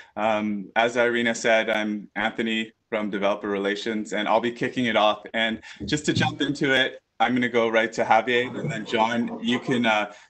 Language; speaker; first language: English; native; English